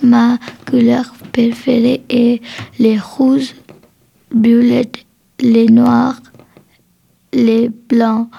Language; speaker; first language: French; non-native, learner; Nepali